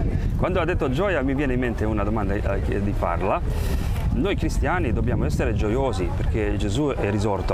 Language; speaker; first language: Italian; non-native, fluent; Croatian